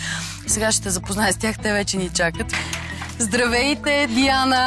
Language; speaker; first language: Bulgarian; native; Bulgarian